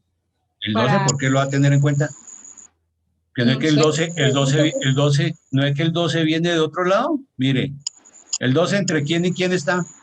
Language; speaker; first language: Spanish; native; Spanish